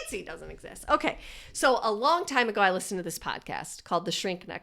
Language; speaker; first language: English; native; English